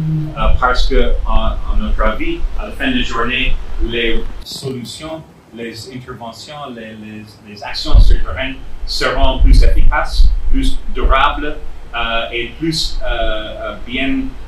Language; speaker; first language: French; non-native, fluent; English